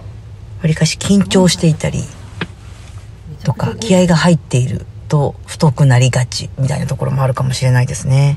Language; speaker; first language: Japanese; native; Japanese